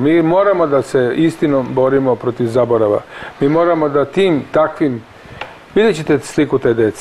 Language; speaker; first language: Croatian; native; Croatian